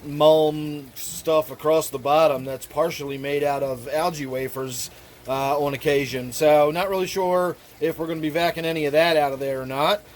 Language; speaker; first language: English; native; English